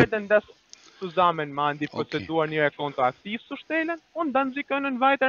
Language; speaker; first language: German; non-native, learner; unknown